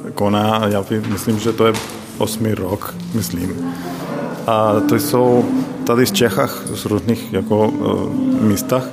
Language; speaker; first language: Czech; non-native, learner; Spanish